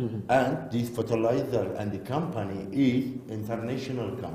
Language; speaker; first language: English; non-native, learner; Turkish